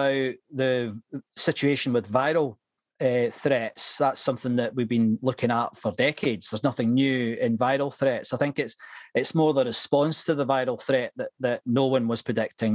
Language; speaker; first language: English; native; English